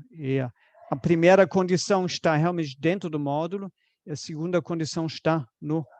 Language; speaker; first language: Portuguese; non-native, fluent; German